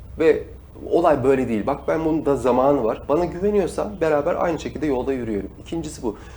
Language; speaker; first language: Turkish; native; Turkish